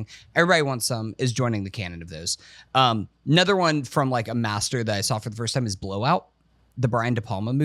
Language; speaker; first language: English; native; English